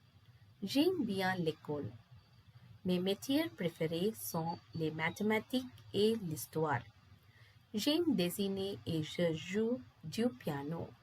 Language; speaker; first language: French; non-native, fluent; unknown